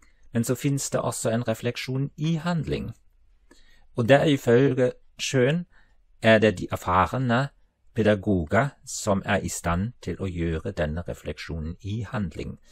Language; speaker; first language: Norwegian; non-native, fluent; German